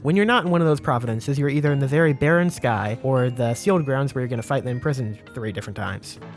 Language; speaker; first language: English; native; English